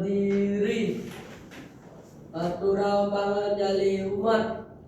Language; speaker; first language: Indonesian; native; Indonesian